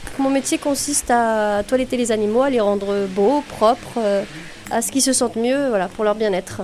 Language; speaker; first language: French; native; French